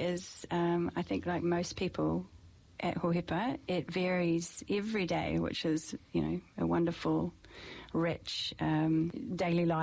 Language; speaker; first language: English; native; English